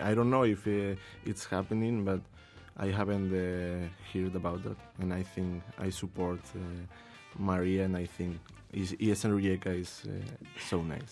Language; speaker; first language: English; non-native, learner; Spanish